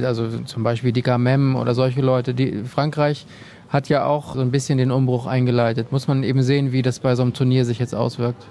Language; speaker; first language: German; native; German